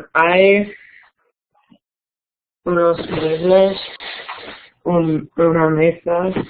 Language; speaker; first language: Spanish; non-native, learner; English